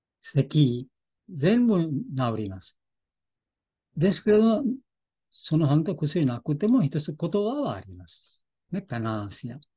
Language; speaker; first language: Japanese; non-native, fluent; Bangla